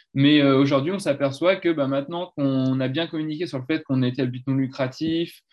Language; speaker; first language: French; native; French